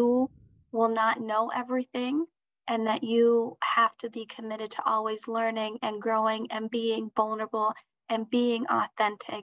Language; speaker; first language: English; early bilingual, other home language; Somali